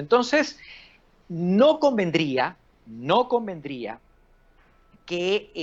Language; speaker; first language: Spanish; native; Spanish